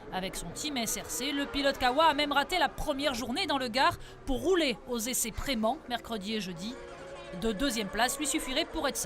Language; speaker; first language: French; native; French